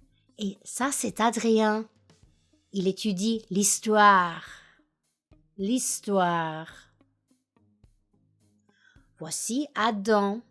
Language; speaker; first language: French; non-native, fluent; English